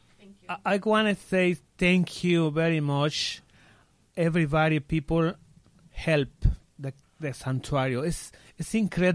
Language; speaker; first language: English; non-native, learner; Spanish